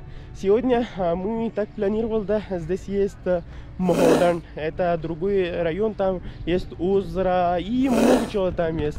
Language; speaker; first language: Russian; non-native, learner; Pashto